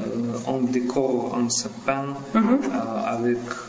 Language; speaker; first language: French; non-native, learner; Russian